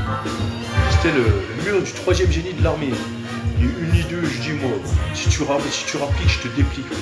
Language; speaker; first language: French; native; French